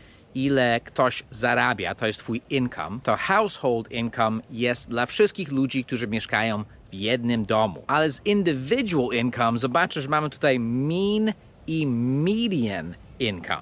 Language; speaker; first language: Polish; non-native, fluent; English